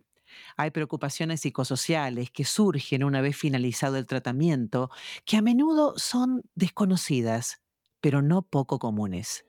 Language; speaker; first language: Spanish; native; Spanish